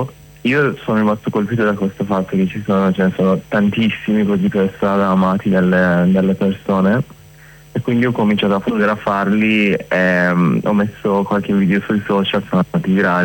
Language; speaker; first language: Italian; non-native, fluent; Persian